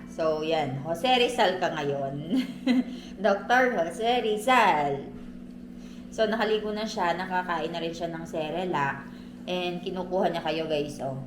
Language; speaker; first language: Filipino; non-native, local second language; Cebuano